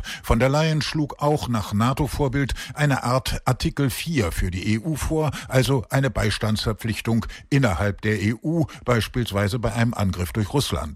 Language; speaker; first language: German; native; German